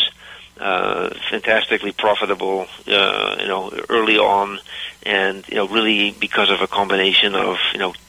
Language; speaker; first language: English; native; English